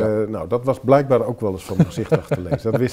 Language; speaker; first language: Dutch; native; Dutch